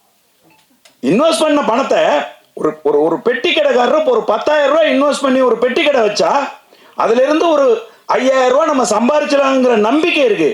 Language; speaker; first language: Tamil; native; Tamil